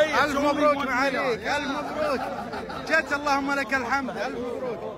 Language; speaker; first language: Arabic; native; Arabic